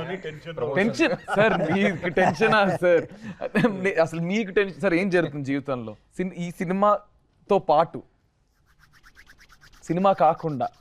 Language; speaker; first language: Telugu; native; Telugu